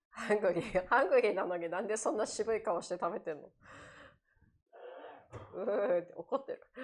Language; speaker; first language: Japanese; native; Japanese